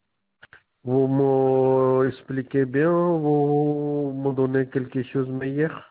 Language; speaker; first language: French; non-native, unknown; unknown